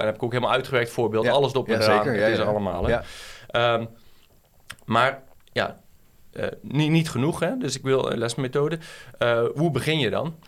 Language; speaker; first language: Dutch; native; Dutch